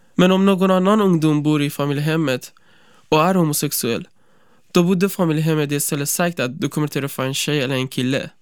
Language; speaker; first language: Swedish; non-native, fluent; Persian